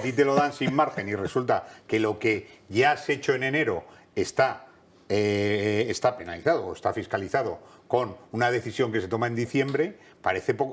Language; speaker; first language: Spanish; native; Spanish